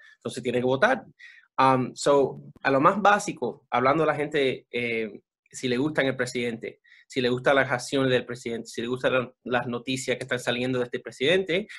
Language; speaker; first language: Spanish; early bilingual, other home language; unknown